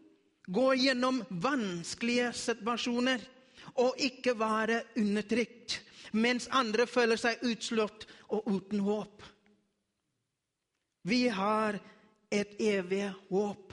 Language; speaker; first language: Norwegian; non-native, learner; Afrikaans